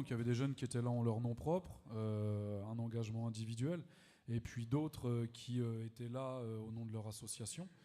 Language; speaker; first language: French; native; French